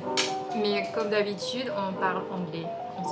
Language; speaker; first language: French; early bilingual, heritage; Cantonese